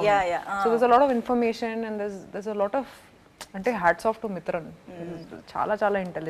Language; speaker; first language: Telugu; non-native, local second language; Hindi